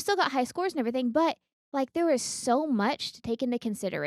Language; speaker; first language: English; native; English